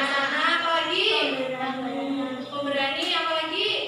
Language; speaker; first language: Indonesian; native; Indonesian